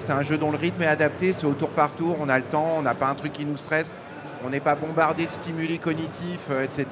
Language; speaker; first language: French; native; French